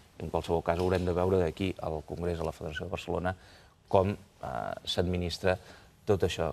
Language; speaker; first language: Catalan; native; Catalan